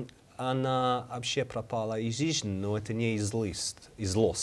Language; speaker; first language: Russian; non-native, learner; English